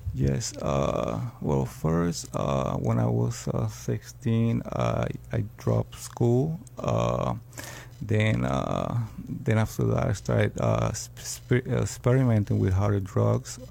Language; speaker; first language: English; early bilingual, other home language; Spanish